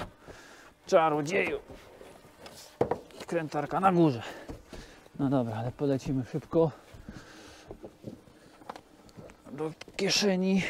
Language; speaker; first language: Polish; native; Polish